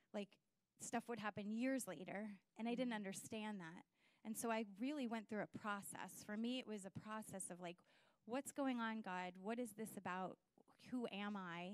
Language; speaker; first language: English; native; English